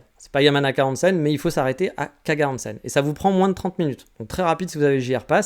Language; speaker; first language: French; native; French